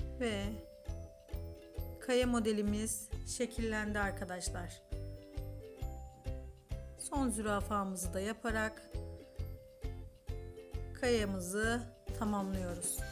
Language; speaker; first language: Turkish; native; Turkish